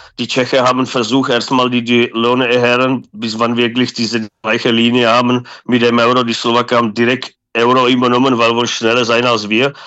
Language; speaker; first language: German; non-native, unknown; Czech